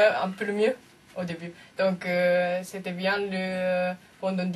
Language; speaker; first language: French; non-native, learner; Japanese